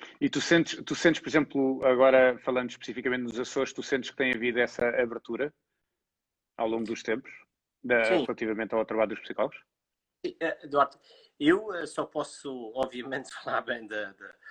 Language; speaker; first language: Portuguese; native; Portuguese